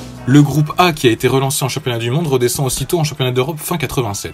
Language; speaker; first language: French; native; French